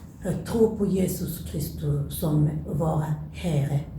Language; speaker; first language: Swedish; non-native, learner; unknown